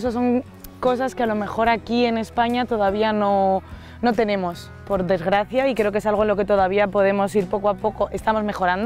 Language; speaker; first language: Spanish; native; Spanish